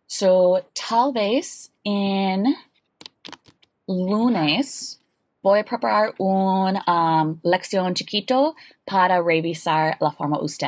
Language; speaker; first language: Spanish; non-native, learner; English